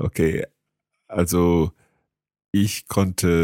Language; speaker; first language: German; non-native, learner; English